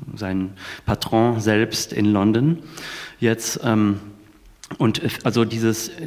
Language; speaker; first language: German; non-native, fluent; Arabic